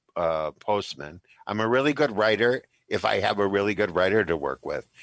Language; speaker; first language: English; native; English